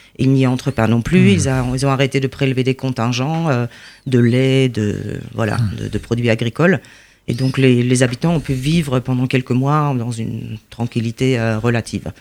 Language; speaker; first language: French; non-native, fluent; Polish